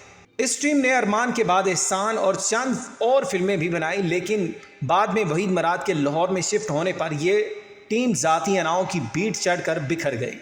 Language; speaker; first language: Urdu; native; Urdu